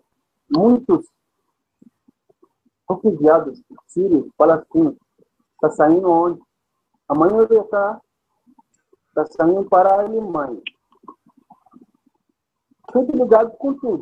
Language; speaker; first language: Portuguese; non-native, fluent; Arabic